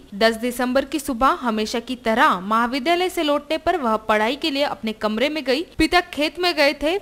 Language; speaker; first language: Hindi; non-native, local second language; Marathi